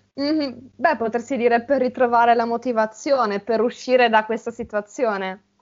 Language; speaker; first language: Italian; native; Italian